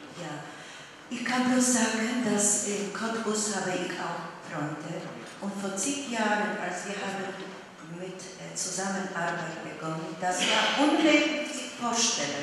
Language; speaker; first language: German; non-native, fluent; Polish